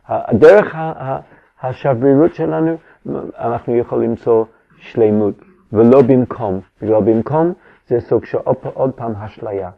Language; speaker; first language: Hebrew; non-native, fluent; English